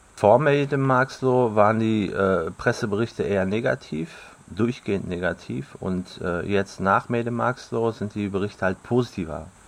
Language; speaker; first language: German; native; German